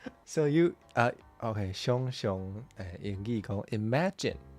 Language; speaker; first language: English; non-native, fluent; Min Nan Chinese